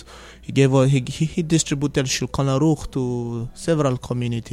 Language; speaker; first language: English; non-native, local second language; Igbo